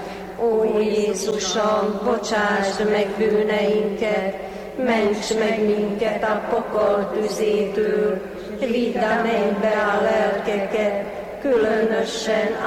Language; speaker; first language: Hungarian; native; Hungarian